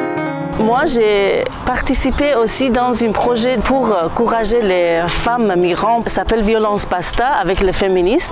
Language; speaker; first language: French; non-native, learner; Kurdish